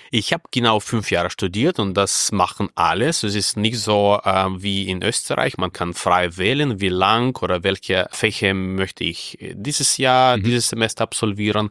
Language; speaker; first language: German; non-native, fluent; Russian